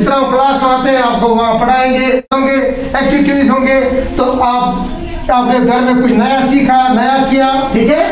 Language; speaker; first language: Hindi; non-native, local second language; Kashmiri